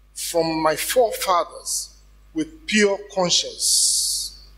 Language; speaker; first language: English; non-native, local second language; Yoruba